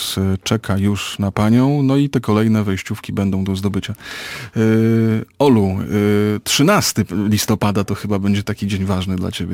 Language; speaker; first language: Polish; native; Polish